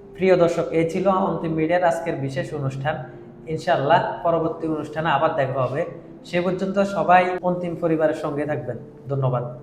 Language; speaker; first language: Bangla; native; Bangla